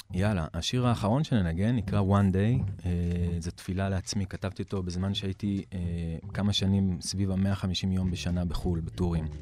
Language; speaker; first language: Hebrew; early bilingual, other home language; English